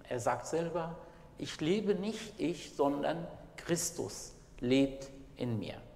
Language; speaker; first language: German; non-native, fluent; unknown